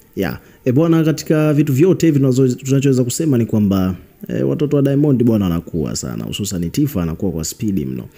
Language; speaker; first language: Swahili; native; Swahili